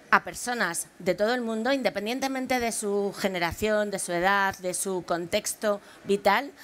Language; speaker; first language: Spanish; native; Spanish